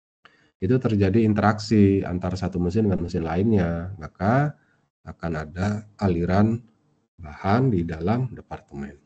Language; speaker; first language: Indonesian; native; Indonesian